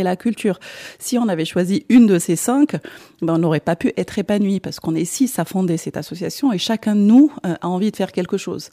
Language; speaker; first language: French; non-native, local second language; Arabic